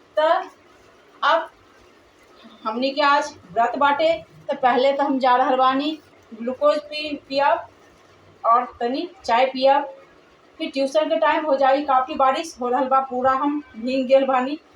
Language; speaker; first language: Bhojpuri; non-native, local second language; Maithili